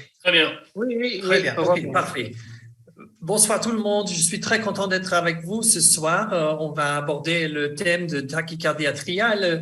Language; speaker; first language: French; non-native, fluent; English